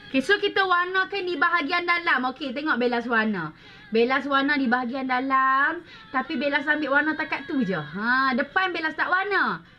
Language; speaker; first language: Malay; native; Malay